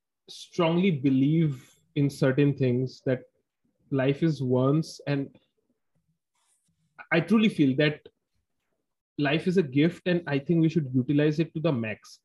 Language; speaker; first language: English; non-native, local second language; Assamese